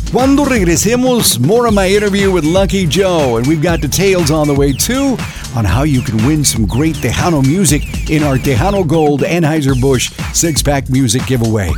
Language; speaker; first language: English; early bilingual, other home language; Spanish